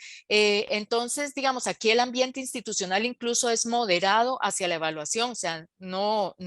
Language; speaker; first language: Spanish; native; Spanish